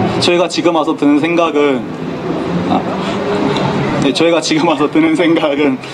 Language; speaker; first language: Korean; native; Korean